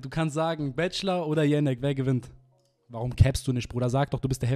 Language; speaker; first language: German; native; German